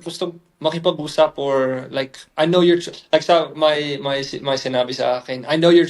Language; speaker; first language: Filipino; non-native, fluent; English